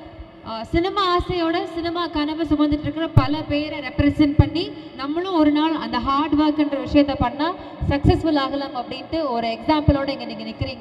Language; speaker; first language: Tamil; native; Tamil